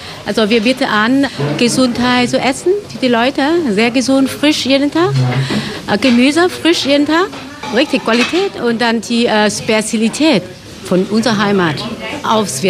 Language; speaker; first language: German; non-native, local second language; Vietnamese